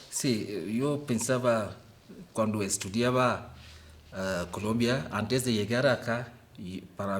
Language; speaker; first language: Spanish; non-native, fluent; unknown